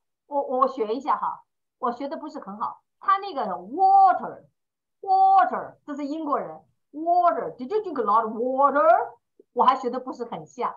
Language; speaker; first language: Chinese; native; Chinese